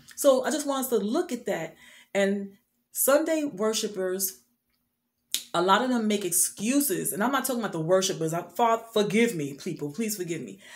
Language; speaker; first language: English; native; English